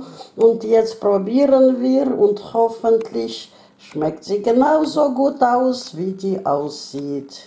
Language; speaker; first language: German; non-native, fluent; Russian